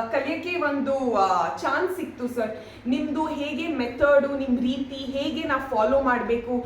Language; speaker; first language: Kannada; non-native, learner; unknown